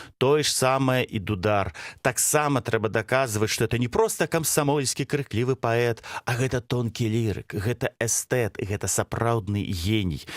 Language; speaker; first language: Belarusian; non-native, local second language; Russian